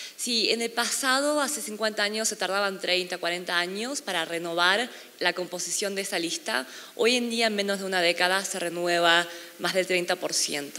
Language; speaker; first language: Spanish; non-native, fluent; Korean